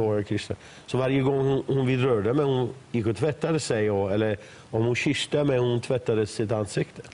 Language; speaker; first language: Swedish; non-native, fluent; Persian